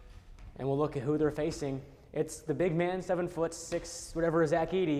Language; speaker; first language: English; native; English